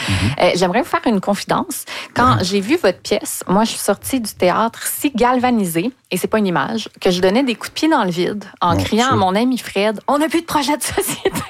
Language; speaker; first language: French; native; French